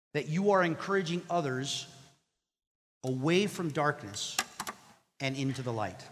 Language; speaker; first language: English; non-native, fluent; Spanish